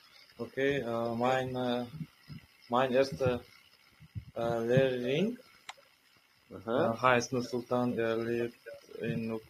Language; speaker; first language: German; non-native, learner; Uzbek